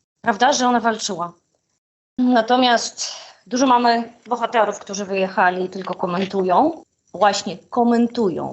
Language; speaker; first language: Polish; non-native, fluent; Ukrainian